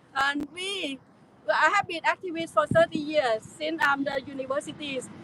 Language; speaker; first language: English; non-native, fluent; Thai